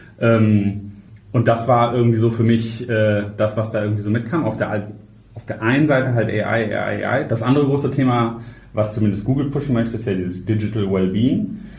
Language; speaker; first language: German; native; German